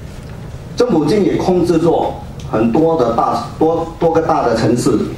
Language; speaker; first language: Chinese; native; Chinese